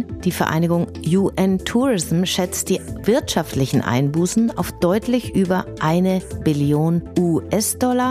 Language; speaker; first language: German; native; German